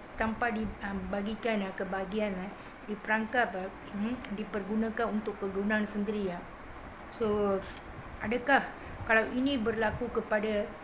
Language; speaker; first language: Malay; non-native, local second language; Tamil